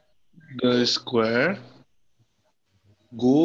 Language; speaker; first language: English; non-native, learner; Portuguese